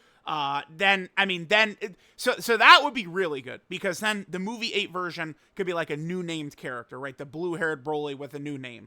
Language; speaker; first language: English; native; English